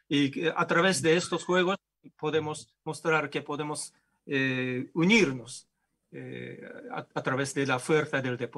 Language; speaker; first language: Spanish; non-native, fluent; Japanese